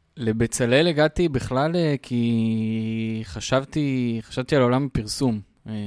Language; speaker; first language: Hebrew; native; Hebrew